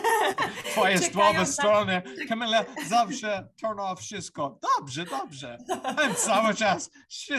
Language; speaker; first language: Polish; non-native, learner; English